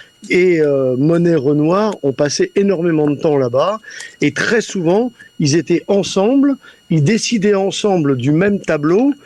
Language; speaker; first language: French; native; French